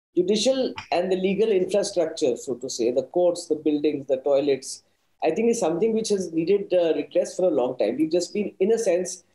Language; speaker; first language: English; non-native, local second language; Hindi